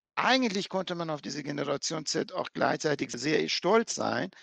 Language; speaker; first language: German; non-native, fluent; Persian